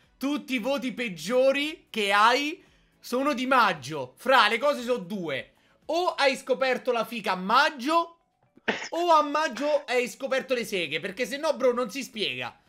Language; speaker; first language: Italian; native; Italian